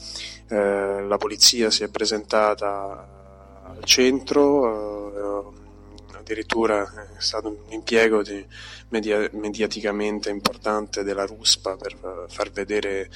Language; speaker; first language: Italian; native; Italian